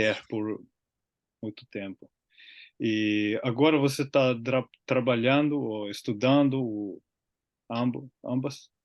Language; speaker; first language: Portuguese; non-native, learner; Finnish